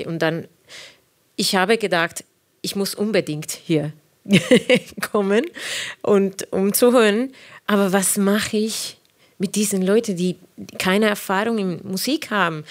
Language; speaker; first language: German; non-native, fluent; Spanish